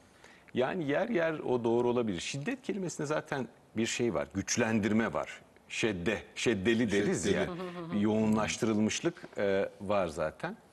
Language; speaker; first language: Turkish; native; Turkish